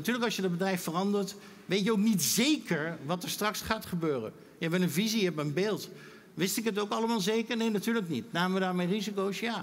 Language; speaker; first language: Dutch; native; Dutch